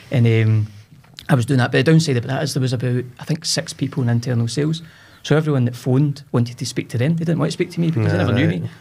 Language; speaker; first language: English; native; English